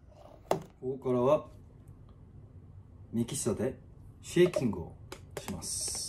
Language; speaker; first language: Japanese; non-native, fluent; Korean